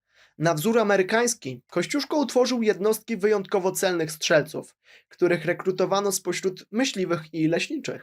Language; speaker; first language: Polish; native; Polish